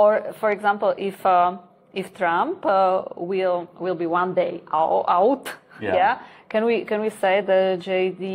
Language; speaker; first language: English; non-native, learner; Slovak